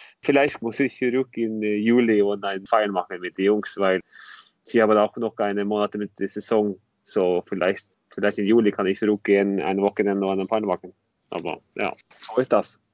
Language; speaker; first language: German; non-native, fluent; Norwegian